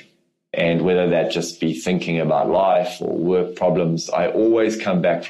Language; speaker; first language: English; native; English